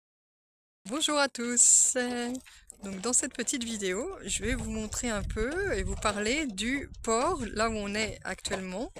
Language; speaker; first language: French; native; French